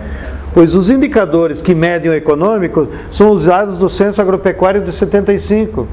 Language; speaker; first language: Portuguese; native; Portuguese